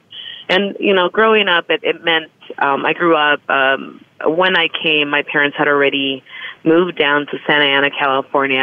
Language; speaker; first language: English; early bilingual, other home language; Spanish